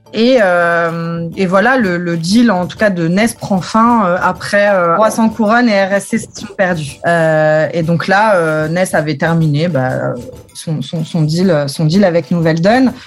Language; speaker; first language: French; native; French